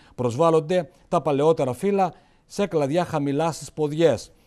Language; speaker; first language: Greek; native; Greek